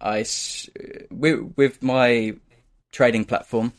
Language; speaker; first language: English; native; English